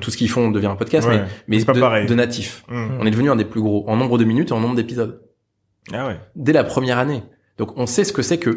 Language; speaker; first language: French; native; French